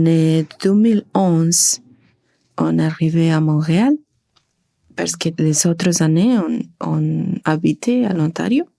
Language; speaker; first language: French; non-native, learner; Spanish